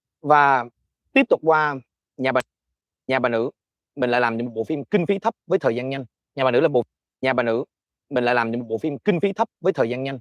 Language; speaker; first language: Vietnamese; native; Vietnamese